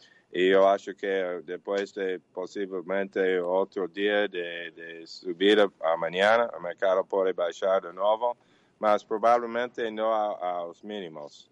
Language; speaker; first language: Portuguese; non-native, learner; English